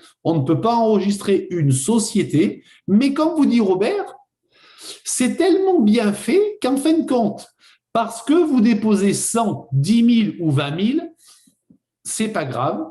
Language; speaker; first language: French; native; French